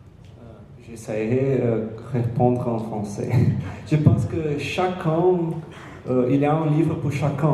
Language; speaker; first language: French; non-native, learner; Portuguese